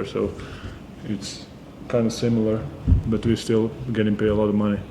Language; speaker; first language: English; non-native, fluent; Serbian